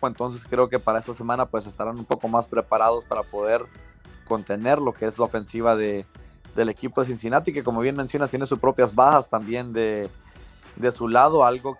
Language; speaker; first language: Spanish; native; Spanish